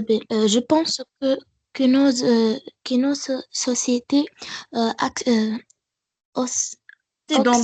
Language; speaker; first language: French; non-native, learner; Arabic